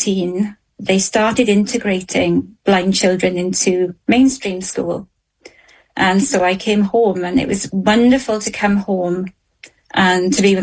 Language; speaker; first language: English; native; English